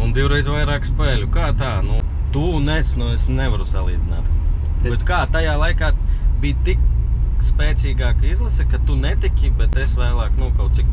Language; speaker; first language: Latvian; native; Latvian